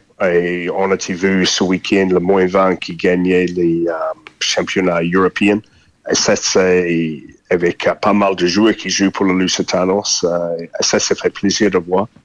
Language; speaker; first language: French; non-native, fluent; English